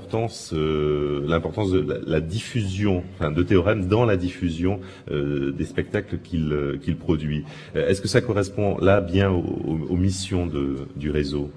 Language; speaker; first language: French; native; French